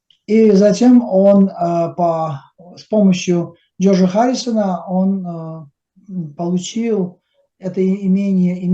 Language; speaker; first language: Russian; native; Russian